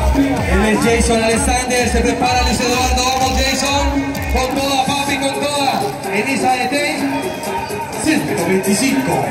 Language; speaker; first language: Spanish; native; Spanish